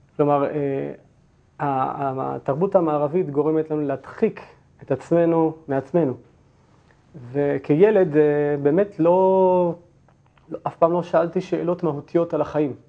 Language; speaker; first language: Hebrew; early bilingual, other home language; Turkish